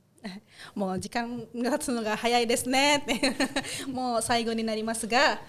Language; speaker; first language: Japanese; non-native, fluent; Indonesian